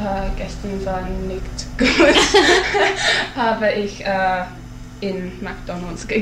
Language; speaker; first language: German; non-native, learner; English